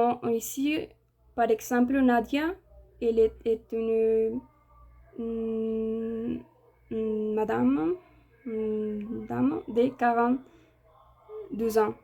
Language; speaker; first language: French; non-native, fluent; Spanish